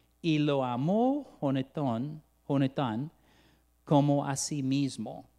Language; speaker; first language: Spanish; non-native, fluent; English